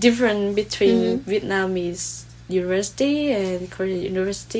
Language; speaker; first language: English; non-native, learner; Vietnamese